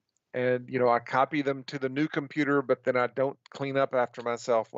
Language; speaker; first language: English; native; English